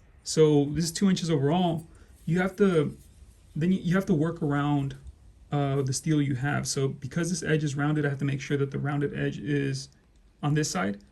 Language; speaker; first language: English; native; English